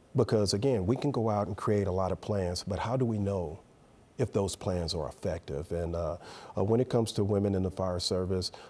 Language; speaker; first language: English; native; English